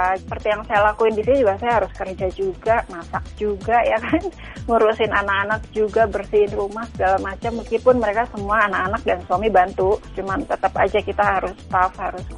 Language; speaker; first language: Indonesian; native; Indonesian